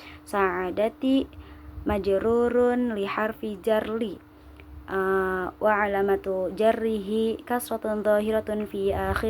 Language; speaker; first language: Arabic; non-native, learner; Indonesian